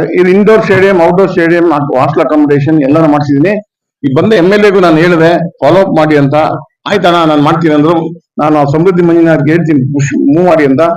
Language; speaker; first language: Kannada; native; Kannada